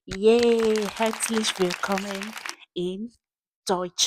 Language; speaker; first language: German; non-native, learner; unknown